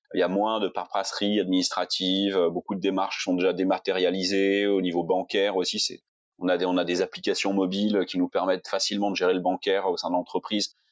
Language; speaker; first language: French; native; French